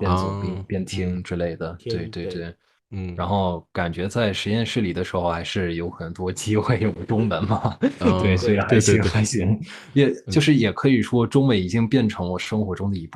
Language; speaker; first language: Chinese; non-native, fluent; English